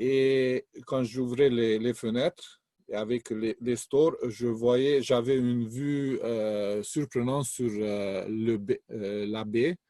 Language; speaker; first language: French; non-native, fluent; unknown